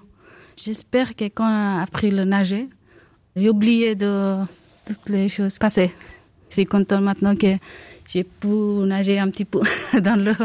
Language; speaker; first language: French; non-native, learner; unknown